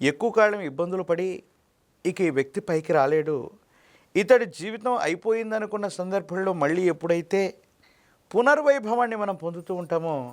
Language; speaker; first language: Telugu; native; Telugu